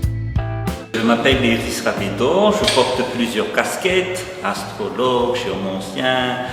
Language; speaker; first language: French; non-native, local second language; Malagasy